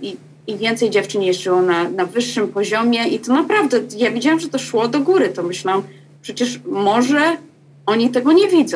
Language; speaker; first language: Polish; early bilingual, heritage; Polish